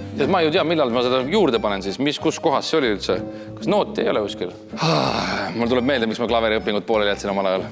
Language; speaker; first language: Estonian; native; Estonian